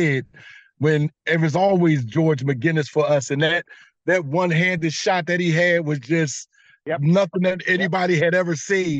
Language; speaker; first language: English; native; English